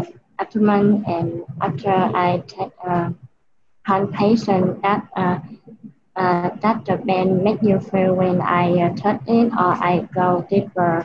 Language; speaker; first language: English; non-native, learner; Vietnamese